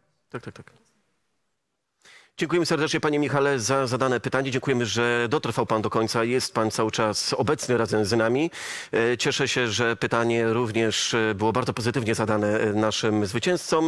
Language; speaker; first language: Polish; native; Polish